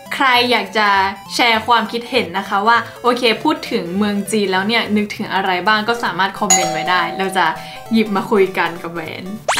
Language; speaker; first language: Thai; native; Thai